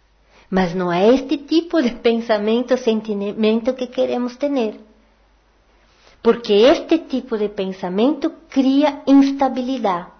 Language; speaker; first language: Portuguese; non-native, learner; Spanish